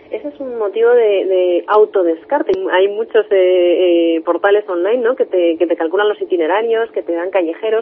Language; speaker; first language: Spanish; native; Spanish